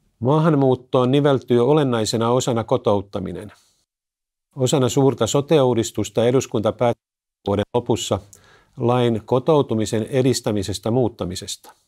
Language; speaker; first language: Finnish; native; Finnish